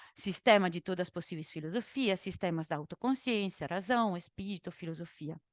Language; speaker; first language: Portuguese; non-native, fluent; Italian